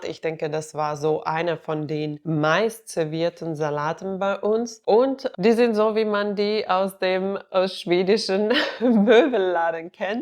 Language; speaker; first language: German; non-native, fluent; Finnish